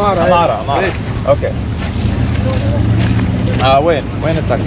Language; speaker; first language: Arabic; non-native, learner; English